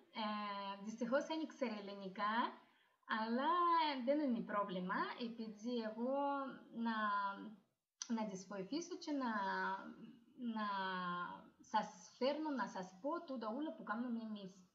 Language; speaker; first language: Greek; non-native, learner; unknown